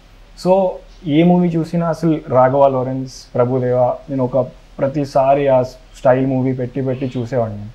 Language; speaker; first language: Telugu; non-native, local second language; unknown